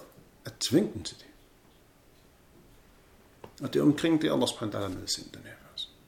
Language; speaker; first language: Danish; non-native, fluent; Arabic